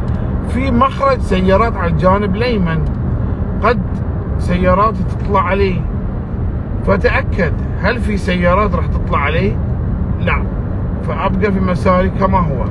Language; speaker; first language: Arabic; native; Arabic